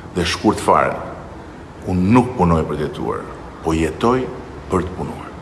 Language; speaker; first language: Albanian; native; Albanian